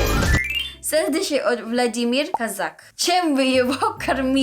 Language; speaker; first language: Russian; non-native, learner; Filipino